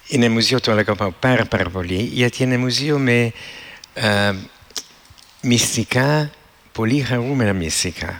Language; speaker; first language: Greek; non-native, fluent; Italian